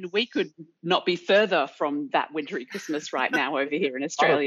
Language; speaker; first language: English; native; English